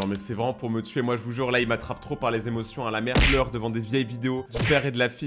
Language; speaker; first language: French; native; French